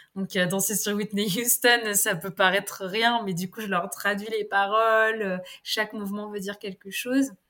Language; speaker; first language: French; native; French